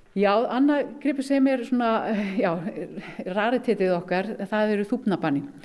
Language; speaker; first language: Icelandic; native; Icelandic